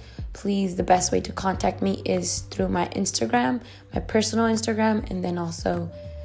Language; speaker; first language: English; native; English